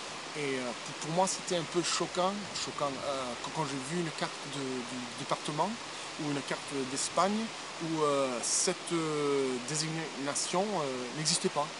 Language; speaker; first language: French; early bilingual, heritage; English